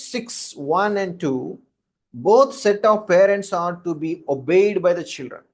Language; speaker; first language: English; non-native, local second language; Telugu